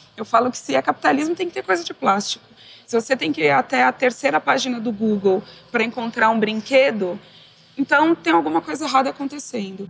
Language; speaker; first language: Portuguese; native; Portuguese